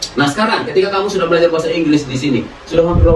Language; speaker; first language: Indonesian; native; Indonesian